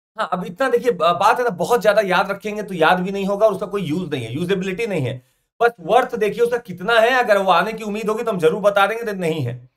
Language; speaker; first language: Hindi; native; Hindi